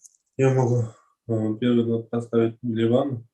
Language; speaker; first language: Russian; non-native, learner; Kazakh